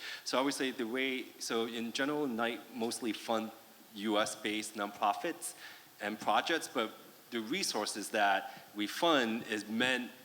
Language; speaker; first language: English; non-native, fluent; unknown